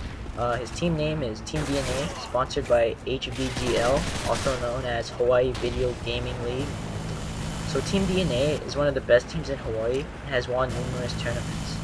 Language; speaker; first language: English; native; English